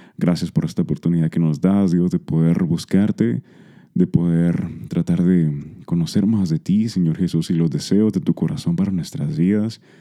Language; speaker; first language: Spanish; early bilingual, heritage; Spanish